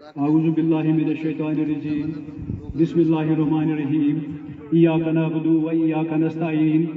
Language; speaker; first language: Urdu; non-native, local second language; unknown